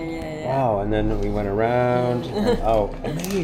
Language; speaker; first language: English; native; English